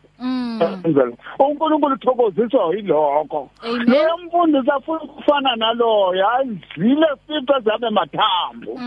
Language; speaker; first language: Zulu; non-native, local second language; Xhosa